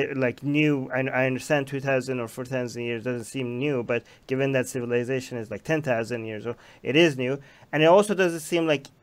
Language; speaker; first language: English; non-native, fluent; Persian